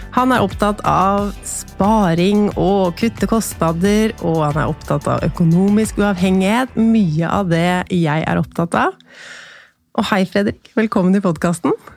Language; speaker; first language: Norwegian; native; Norwegian